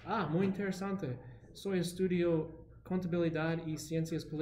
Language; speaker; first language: Spanish; non-native, learner; English